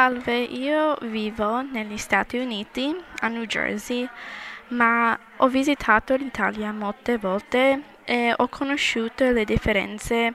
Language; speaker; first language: Italian; non-native, learner; English